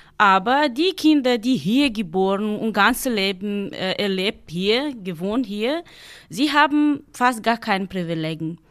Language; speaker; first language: German; non-native, learner; Ukrainian